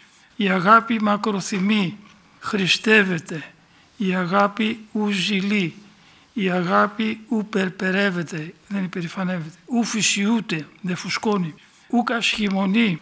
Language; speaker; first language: Greek; native; Greek